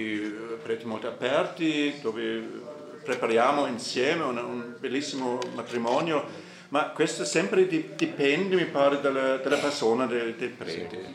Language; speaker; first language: Italian; non-native, fluent; German